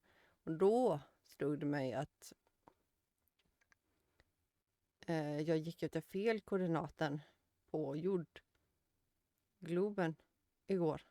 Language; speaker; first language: Swedish; native; Swedish